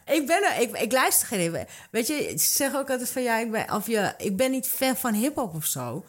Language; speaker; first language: Dutch; early bilingual, other home language; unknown